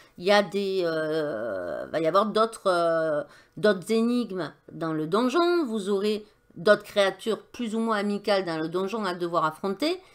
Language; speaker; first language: French; native; French